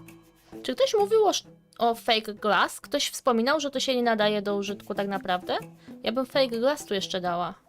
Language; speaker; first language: Polish; native; Polish